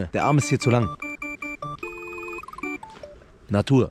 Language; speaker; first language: German; native; German